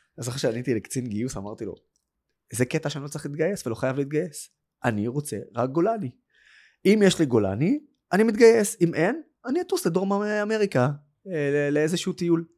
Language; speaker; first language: Hebrew; non-native, local second language; Arabic